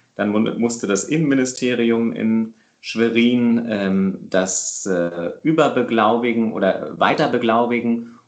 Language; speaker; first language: German; native; German